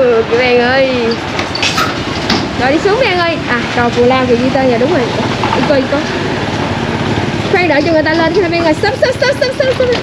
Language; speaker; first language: Vietnamese; native; Vietnamese